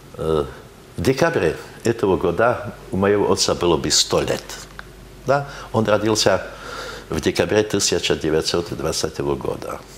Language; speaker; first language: Russian; non-native, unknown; Slovak